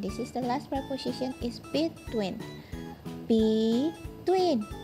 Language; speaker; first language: English; non-native, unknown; Indonesian